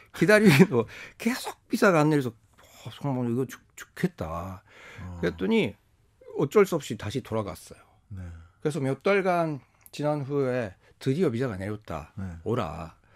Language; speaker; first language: Korean; non-native, fluent; Japanese